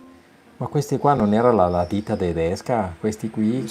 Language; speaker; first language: Italian; non-native, fluent; German